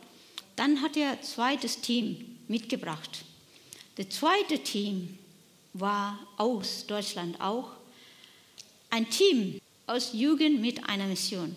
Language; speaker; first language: German; non-native, learner; Nepali